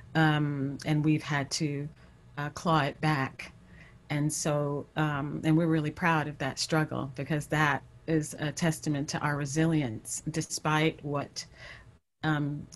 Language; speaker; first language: English; native; English